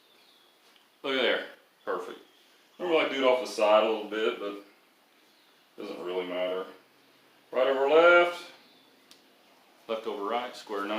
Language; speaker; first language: English; native; English